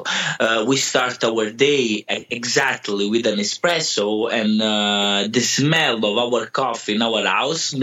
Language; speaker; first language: English; non-native, fluent; Italian